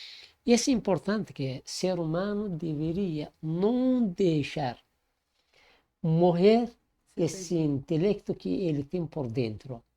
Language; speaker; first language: Portuguese; non-native, learner; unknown